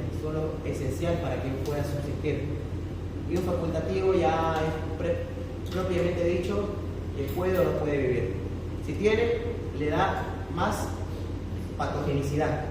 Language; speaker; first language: Spanish; native; Spanish